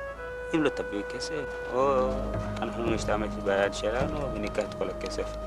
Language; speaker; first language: Hebrew; non-native, learner; Amharic